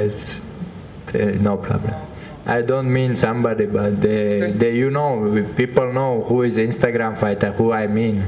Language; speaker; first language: English; non-native, learner; Chechen